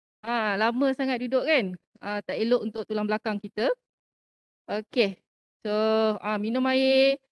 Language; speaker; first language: Malay; native; Malay